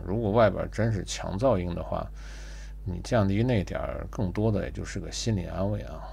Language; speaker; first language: Chinese; native; Chinese